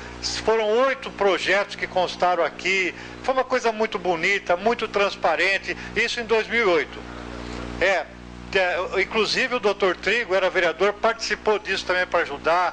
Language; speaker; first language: Portuguese; native; Portuguese